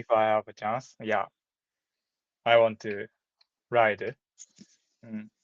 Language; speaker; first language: English; non-native, learner; Japanese